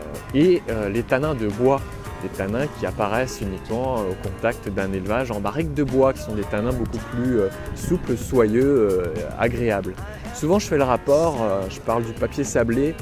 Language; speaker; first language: French; native; French